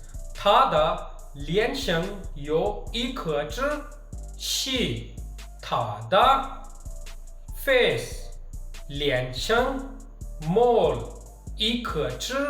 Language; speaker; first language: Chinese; non-native, fluent; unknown